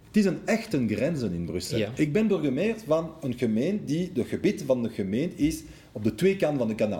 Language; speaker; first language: Dutch; non-native, local second language; French